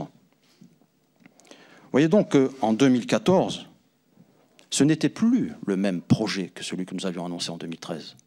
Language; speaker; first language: French; native; French